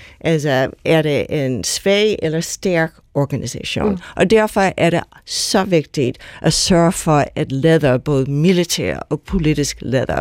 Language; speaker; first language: Danish; non-native, fluent; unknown